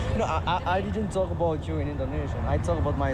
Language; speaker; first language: English; non-native, learner; Indonesian